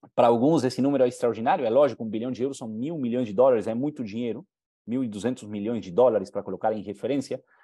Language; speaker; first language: Portuguese; non-native, fluent; Spanish